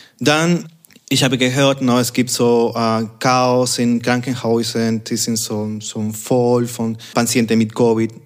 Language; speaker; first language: German; non-native, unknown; Spanish